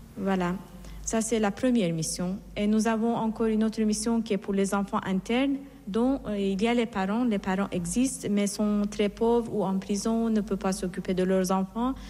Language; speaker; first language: French; non-native, fluent; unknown